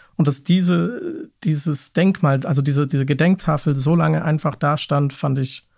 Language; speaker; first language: German; native; German